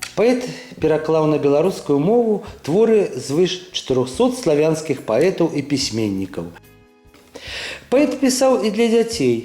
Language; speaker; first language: Belarusian; native; Belarusian